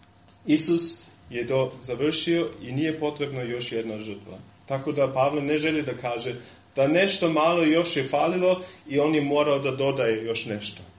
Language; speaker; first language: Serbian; non-native, fluent; German